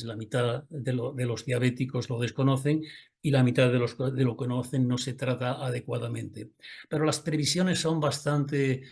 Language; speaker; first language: Spanish; native; Spanish